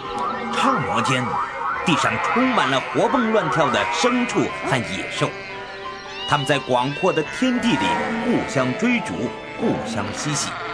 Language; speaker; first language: Chinese; native; Chinese